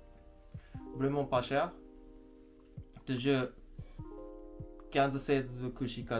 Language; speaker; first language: French; non-native, learner; Japanese